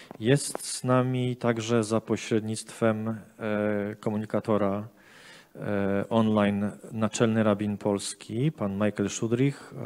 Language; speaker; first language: Polish; native; Polish